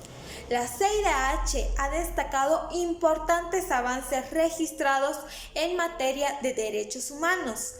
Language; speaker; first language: Spanish; native; Spanish